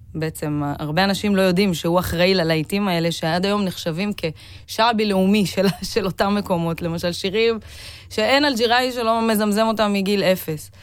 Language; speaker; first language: Hebrew; native; Hebrew